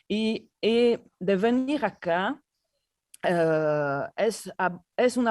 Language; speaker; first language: Spanish; non-native, learner; French